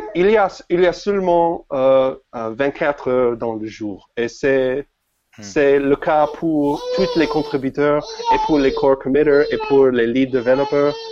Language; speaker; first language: French; non-native, fluent; English